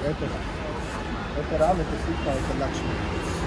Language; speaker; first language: Russian; non-native, learner; Marathi